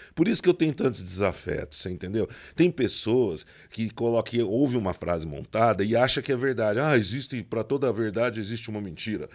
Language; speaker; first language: Portuguese; native; Portuguese